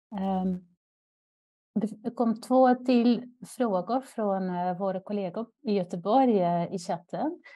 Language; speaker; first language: Swedish; non-native, fluent; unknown